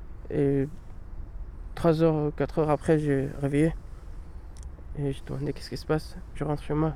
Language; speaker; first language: French; non-native, learner; Pashto